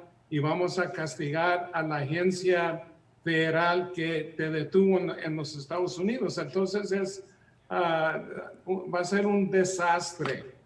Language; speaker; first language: Spanish; early bilingual, heritage; Spanish